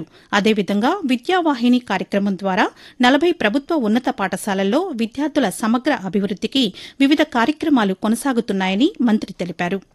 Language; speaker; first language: Telugu; native; Telugu